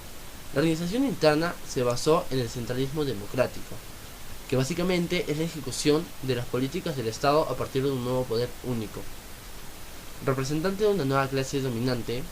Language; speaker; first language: Spanish; native; Spanish